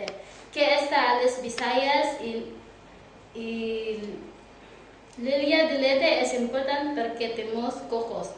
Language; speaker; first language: Spanish; non-native, learner; Cebuano